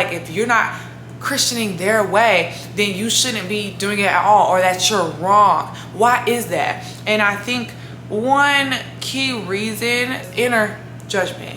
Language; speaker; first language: English; native; English